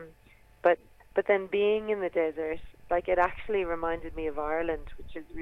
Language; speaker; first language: English; native; English